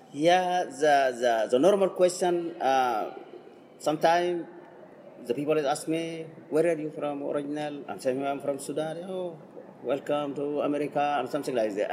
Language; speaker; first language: English; non-native, learner; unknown